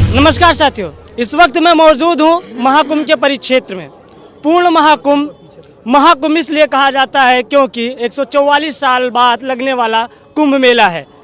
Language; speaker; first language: Hindi; native; Hindi